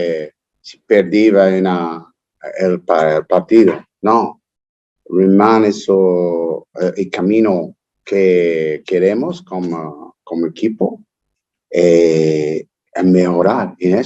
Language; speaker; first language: Spanish; non-native, learner; English